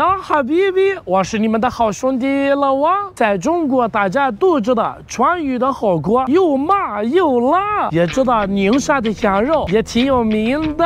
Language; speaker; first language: Chinese; non-native, fluent; Arabic